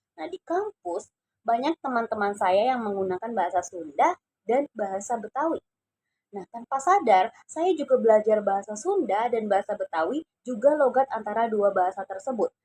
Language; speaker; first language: Indonesian; non-native, local second language; Javanese